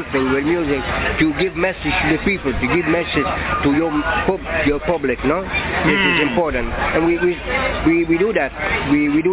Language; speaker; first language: English; non-native, fluent; Italian